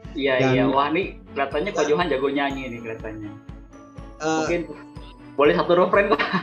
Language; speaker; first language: Indonesian; native; Indonesian